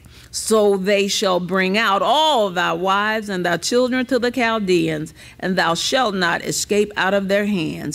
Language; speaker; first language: English; native; English